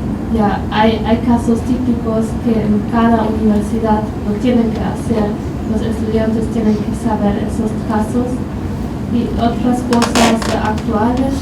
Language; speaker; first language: Spanish; non-native, fluent; German